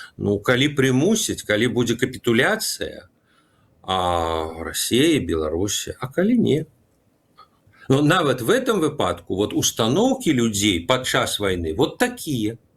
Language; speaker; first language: Belarusian; native; Belarusian